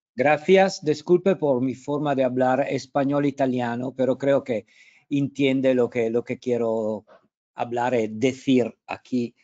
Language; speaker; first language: Spanish; non-native, learner; Italian